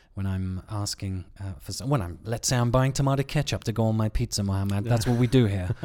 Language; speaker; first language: English; native; English